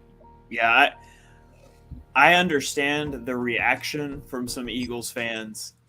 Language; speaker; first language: English; native; English